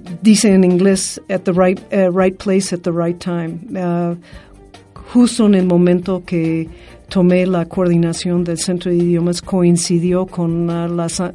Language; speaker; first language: Spanish; non-native, fluent; English